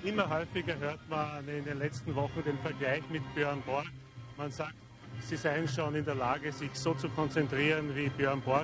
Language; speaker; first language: German; native; German